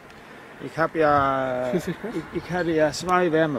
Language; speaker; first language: German; non-native, learner; Danish